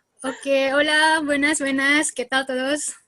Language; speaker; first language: Spanish; non-native, learner; Indonesian